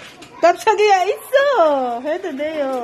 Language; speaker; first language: Korean; non-native, fluent; Filipino